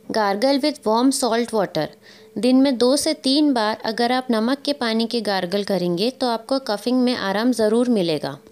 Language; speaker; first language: Hindi; native; Hindi